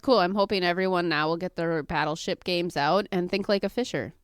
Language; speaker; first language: English; native; English